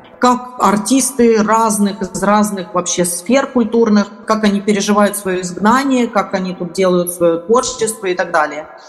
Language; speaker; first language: Russian; native; Russian